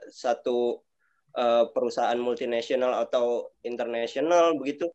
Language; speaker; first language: Indonesian; native; Indonesian